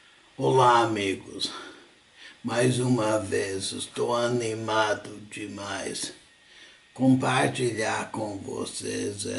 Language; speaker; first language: Portuguese; non-native, fluent; English